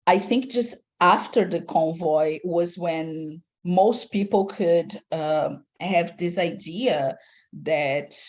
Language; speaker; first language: English; non-native, fluent; Portuguese